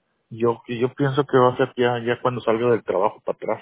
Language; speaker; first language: Spanish; native; Spanish